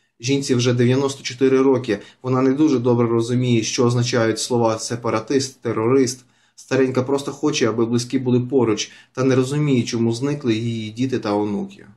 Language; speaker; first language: Ukrainian; native; Ukrainian